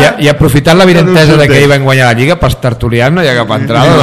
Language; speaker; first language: Catalan; native; Catalan